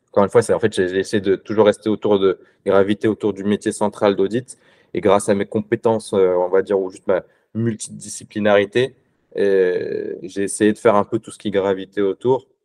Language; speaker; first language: French; non-native, local second language; Arabic